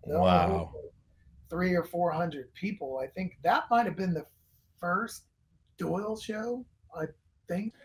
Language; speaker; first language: English; native; English